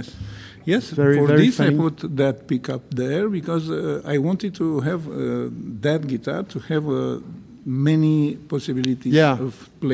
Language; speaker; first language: English; non-native, learner; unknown